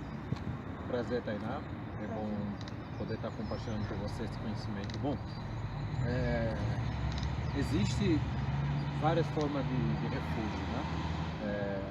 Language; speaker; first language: Portuguese; non-native, fluent; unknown